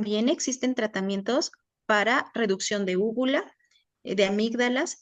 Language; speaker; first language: Spanish; native; Spanish